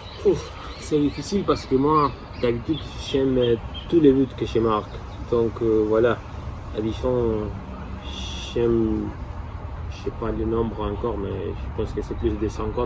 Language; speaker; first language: French; non-native, fluent; Spanish